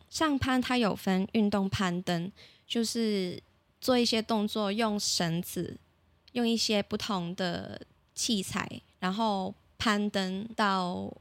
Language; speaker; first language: Chinese; non-native, local second language; Cantonese